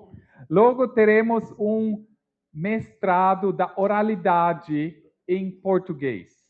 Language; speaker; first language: Portuguese; non-native, learner; English